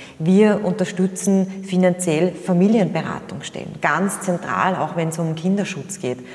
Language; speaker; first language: German; native; German